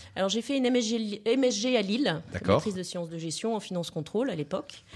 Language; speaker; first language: French; native; French